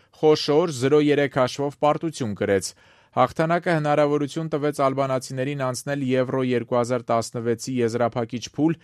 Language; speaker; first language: Armenian; native; Armenian